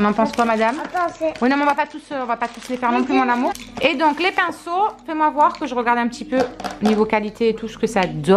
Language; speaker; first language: French; native; French